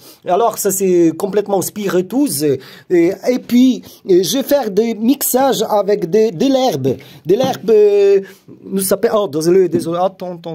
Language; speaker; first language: French; non-native, learner; Polish